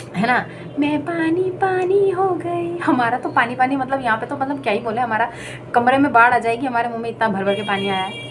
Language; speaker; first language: Hindi; non-native, local second language; Bangla